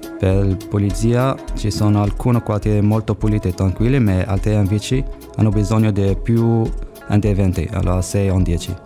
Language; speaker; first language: Italian; non-native, learner; Arabic